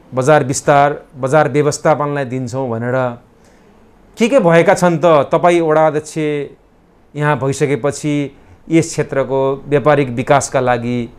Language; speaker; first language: Nepali; native; Nepali